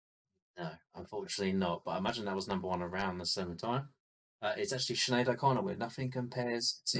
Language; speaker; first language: English; native; English